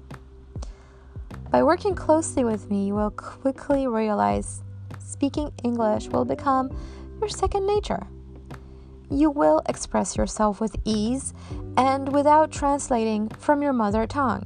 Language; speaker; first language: English; non-native, fluent; Polish